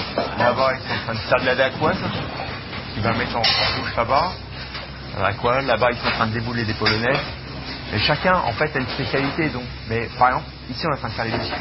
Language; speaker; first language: French; native; French